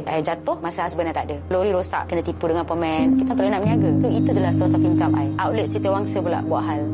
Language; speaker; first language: Malay; native; Malay